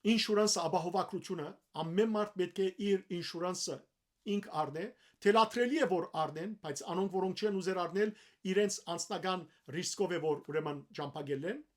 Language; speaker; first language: Armenian; early bilingual, heritage; Armenian